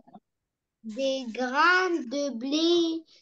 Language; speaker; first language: French; non-native, learner; Arabic